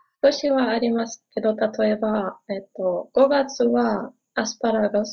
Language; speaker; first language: Japanese; non-native, learner; German